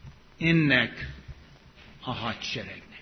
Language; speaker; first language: Hungarian; non-native, fluent; English